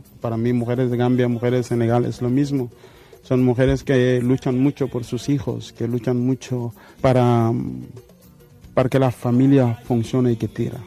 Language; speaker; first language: Spanish; non-native, fluent; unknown